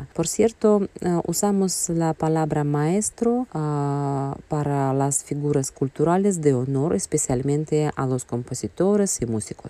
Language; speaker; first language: Spanish; non-native, fluent; Russian